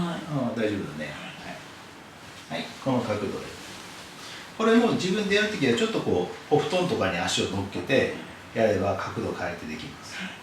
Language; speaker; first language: Japanese; native; Japanese